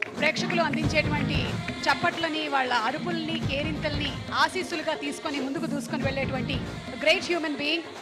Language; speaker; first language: Telugu; native; Telugu